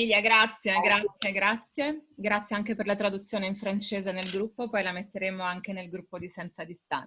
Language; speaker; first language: Italian; native; Italian